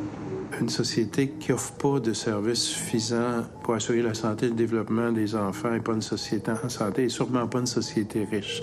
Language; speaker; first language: French; native; French